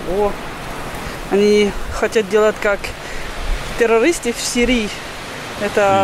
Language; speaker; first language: Russian; non-native, learner; French